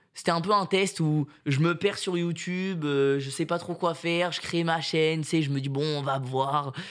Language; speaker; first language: French; native; French